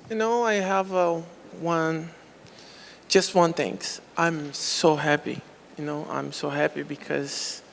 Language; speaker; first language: English; non-native, local second language; Portuguese